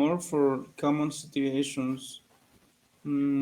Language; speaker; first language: English; non-native, learner; Spanish